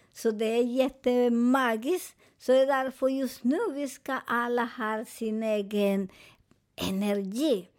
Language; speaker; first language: Swedish; non-native, fluent; Spanish